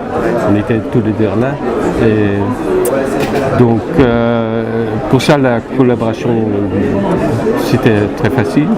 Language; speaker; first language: French; non-native, fluent; Dutch